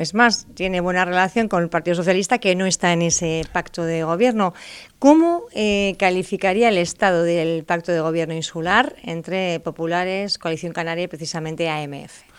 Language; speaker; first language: Spanish; native; Spanish